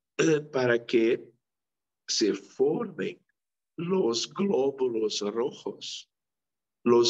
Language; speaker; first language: Spanish; non-native, local second language; Portuguese